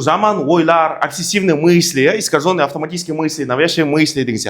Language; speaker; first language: Russian; non-native, local second language; Kazakh